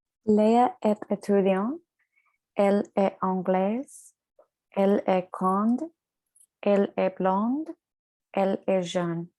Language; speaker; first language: French; non-native, learner; English